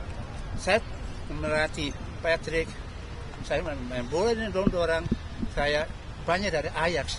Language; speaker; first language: Indonesian; early bilingual, heritage; Indonesian